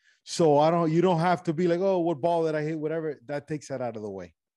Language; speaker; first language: English; native; English